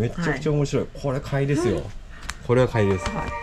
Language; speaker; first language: Japanese; native; Japanese